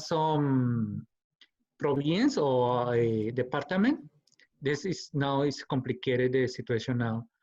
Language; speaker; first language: English; non-native, learner; Spanish